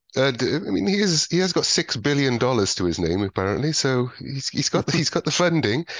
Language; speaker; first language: English; native; English